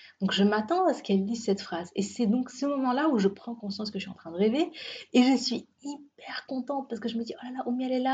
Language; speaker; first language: French; native; French